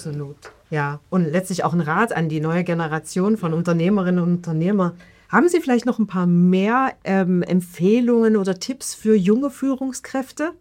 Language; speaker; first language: German; native; German